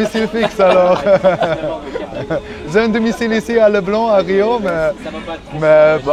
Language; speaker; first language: French; non-native, learner; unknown